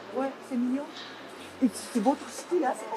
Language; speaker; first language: French; non-native, fluent; Japanese